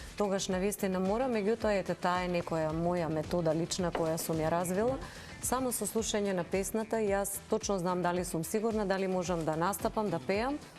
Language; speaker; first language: Macedonian; native; Macedonian